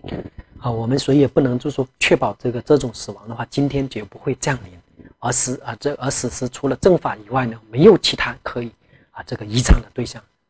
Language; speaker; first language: Chinese; non-native, local second language; Tibetan